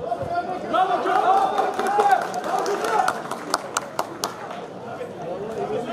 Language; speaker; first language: Turkish; native; Turkish